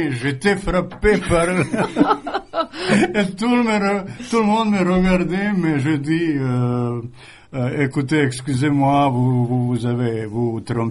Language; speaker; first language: French; non-native, fluent; Croatian